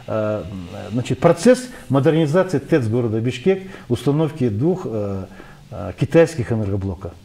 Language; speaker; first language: Russian; non-native, local second language; Kyrgyz